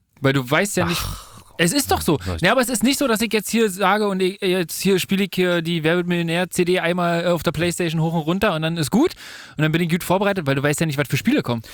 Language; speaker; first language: German; native; German